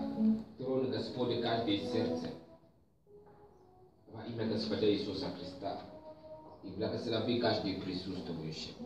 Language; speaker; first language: Russian; non-native, fluent; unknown